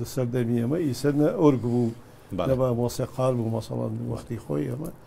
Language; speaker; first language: Central Kurdish; non-native, local second language; Gurani